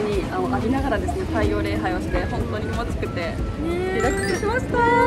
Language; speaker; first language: Japanese; native; Japanese